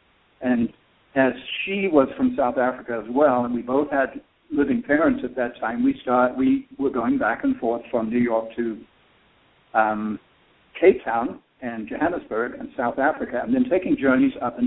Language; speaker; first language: English; native; English